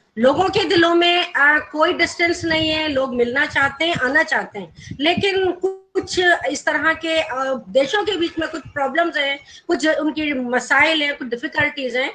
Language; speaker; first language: Urdu; non-native, local second language; Gujarati